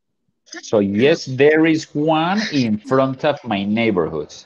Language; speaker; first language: English; non-native, fluent; Spanish